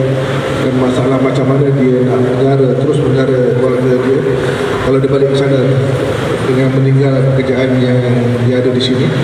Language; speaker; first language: Malay; native; Malay